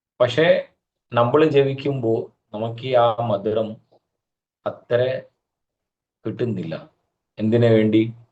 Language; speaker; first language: Malayalam; early bilingual, heritage; Malayalam